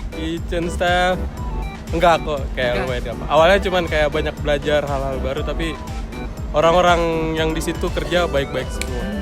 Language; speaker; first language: Indonesian; native; Indonesian